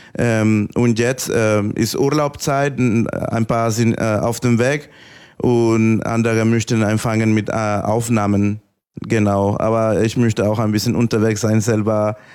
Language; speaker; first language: German; non-native, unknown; Spanish